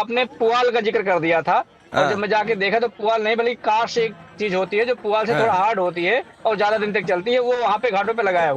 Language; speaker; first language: Hindi; native; Hindi